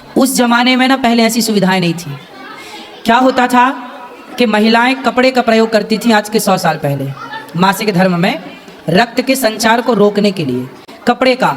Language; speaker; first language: Hindi; native; Hindi